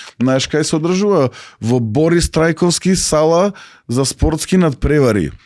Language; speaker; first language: Macedonian; native; Macedonian